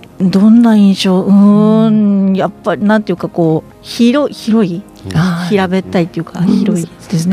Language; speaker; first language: Japanese; native; Japanese